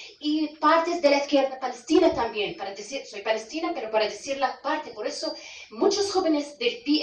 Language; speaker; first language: Spanish; non-native, fluent; Arabic